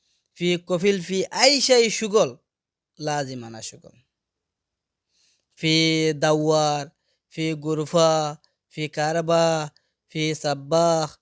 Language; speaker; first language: Arabic; non-native, learner; Bangla